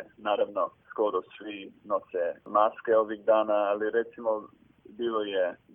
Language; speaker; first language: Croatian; early bilingual, heritage; English